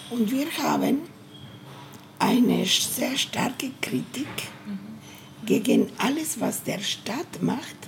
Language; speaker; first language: German; non-native, learner; Spanish